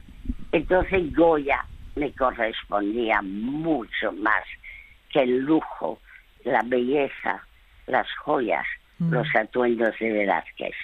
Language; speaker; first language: Spanish; early bilingual, other home language; French